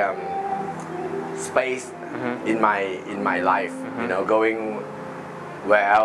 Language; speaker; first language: English; non-native, fluent; Thai